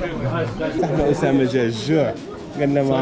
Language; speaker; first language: Arabic; native; Arabic